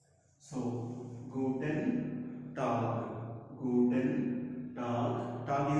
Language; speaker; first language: German; non-native, learner; Telugu